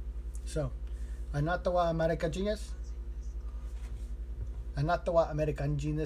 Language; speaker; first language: Japanese; non-native, learner; English